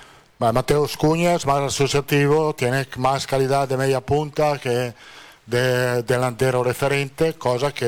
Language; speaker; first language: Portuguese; non-native, fluent; Italian